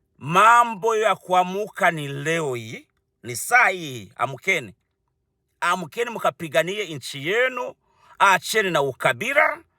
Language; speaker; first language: Swahili; non-native, local second language; Rundi